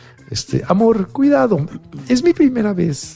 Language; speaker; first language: Spanish; native; Spanish